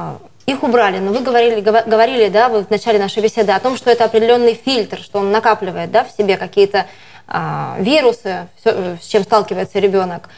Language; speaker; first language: Russian; native; Russian